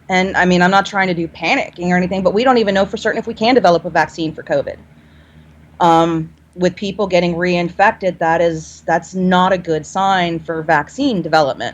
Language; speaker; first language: English; native; English